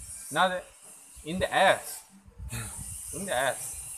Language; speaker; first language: English; non-native, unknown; Turkish